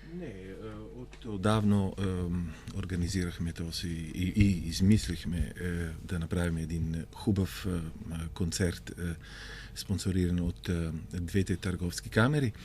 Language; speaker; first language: Bulgarian; non-native, fluent; Italian